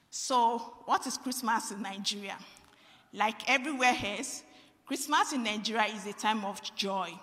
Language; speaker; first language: English; non-native, local second language; Yoruba